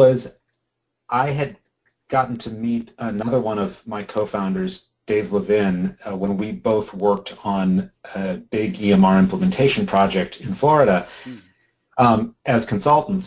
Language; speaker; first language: English; native; English